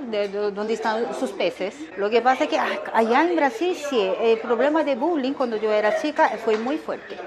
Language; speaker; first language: Spanish; non-native, fluent; Korean